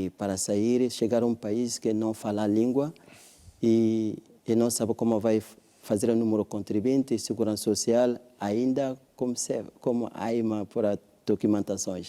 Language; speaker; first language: Portuguese; non-native, learner; French